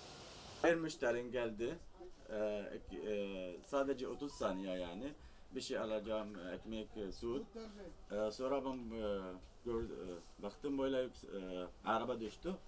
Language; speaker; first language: Turkish; non-native, learner; Arabic